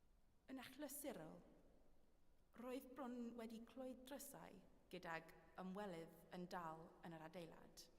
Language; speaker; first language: Welsh; non-native, fluent; English